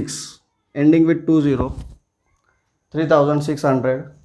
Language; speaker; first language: English; non-native, local second language; Marathi